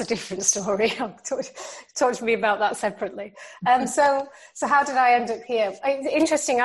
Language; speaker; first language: English; native; English